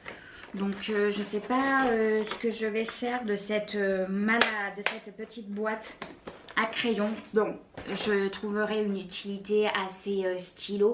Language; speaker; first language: French; native; French